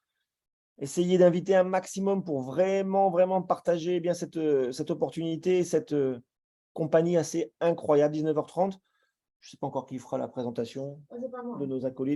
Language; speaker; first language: French; native; French